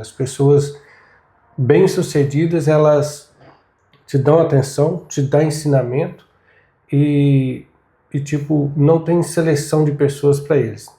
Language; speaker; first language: Portuguese; native; Portuguese